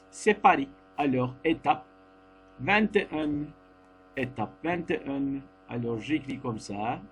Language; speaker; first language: French; non-native, fluent; Turkish